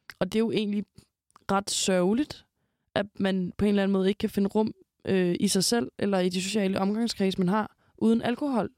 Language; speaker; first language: Danish; native; Danish